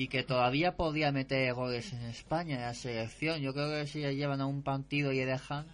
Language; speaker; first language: Spanish; native; Spanish